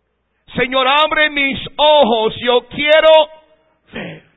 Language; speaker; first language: Spanish; non-native, fluent; English